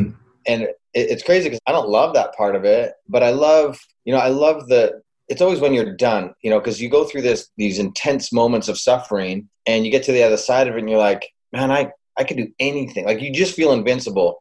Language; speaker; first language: English; native; English